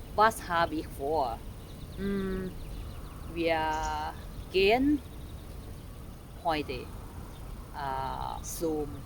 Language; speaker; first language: German; non-native, learner; Thai